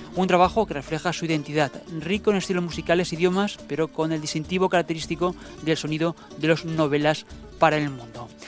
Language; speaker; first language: Spanish; native; Spanish